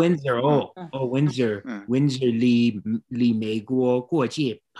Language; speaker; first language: Chinese; non-native, learner; English